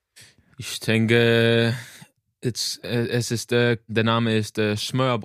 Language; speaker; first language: German; non-native, learner; Danish